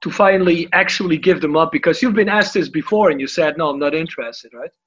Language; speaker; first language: English; non-native, fluent; Dutch